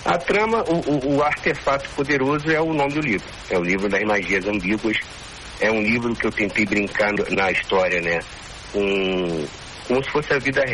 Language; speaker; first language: Portuguese; native; Portuguese